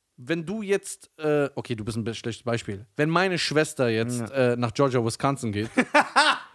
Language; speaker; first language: German; early bilingual, heritage; Persian